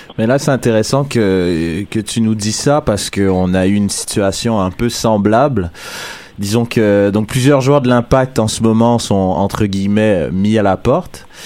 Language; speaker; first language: French; native; French